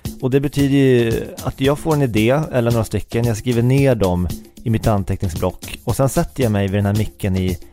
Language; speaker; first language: Swedish; native; Swedish